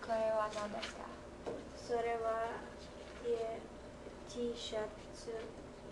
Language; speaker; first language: Japanese; non-native, learner; English